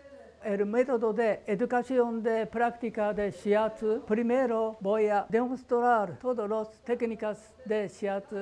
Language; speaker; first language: Spanish; non-native, learner; Japanese